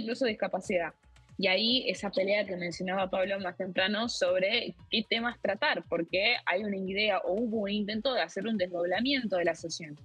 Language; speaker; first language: Spanish; native; Spanish